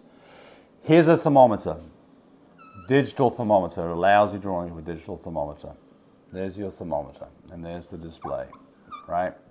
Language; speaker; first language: English; native; English